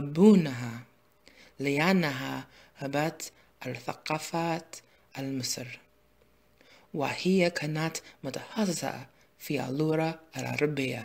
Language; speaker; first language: Arabic; non-native, learner; English